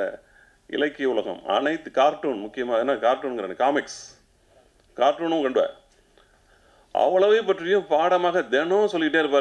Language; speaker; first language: Tamil; native; Tamil